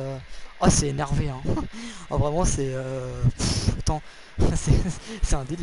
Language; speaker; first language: French; native; French